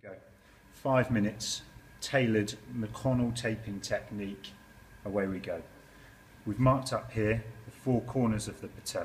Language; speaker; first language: English; native; English